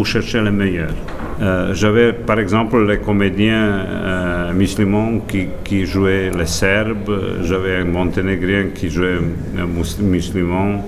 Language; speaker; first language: French; non-native, fluent; Serbian